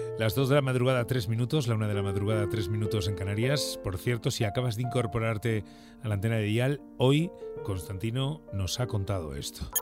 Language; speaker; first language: Spanish; native; Spanish